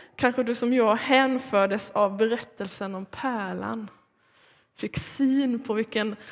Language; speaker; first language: Swedish; native; Swedish